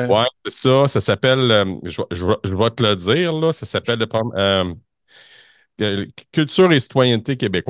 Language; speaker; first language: French; native; French